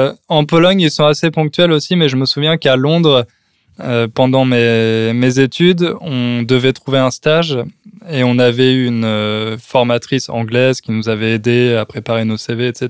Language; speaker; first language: French; native; French